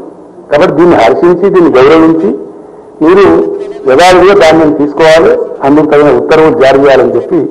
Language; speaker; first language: Telugu; native; Telugu